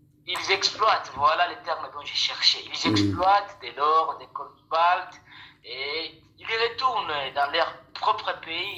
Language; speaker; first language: French; non-native, local second language; Rundi